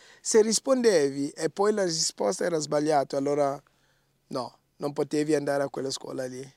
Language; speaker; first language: Italian; non-native, fluent; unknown